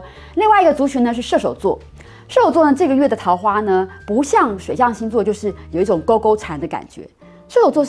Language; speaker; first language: Chinese; native; Chinese